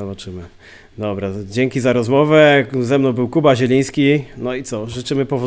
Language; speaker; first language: Polish; native; Polish